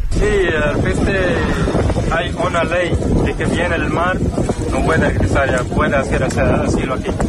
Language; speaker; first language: Spanish; non-native, learner; Arabic